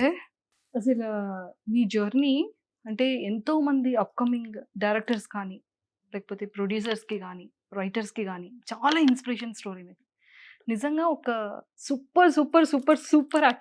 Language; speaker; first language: Telugu; native; Telugu